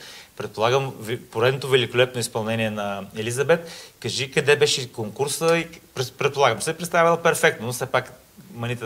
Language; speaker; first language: Bulgarian; native; Bulgarian